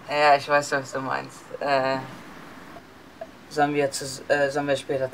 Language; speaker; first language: German; non-native, learner; Arabic